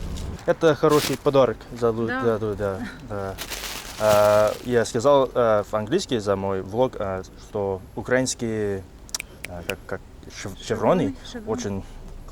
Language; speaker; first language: Russian; non-native, learner; English